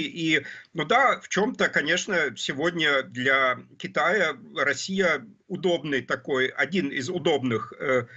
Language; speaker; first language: Russian; non-native, fluent; German